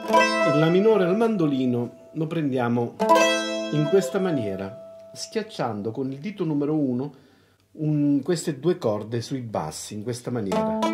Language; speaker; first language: Italian; native; Italian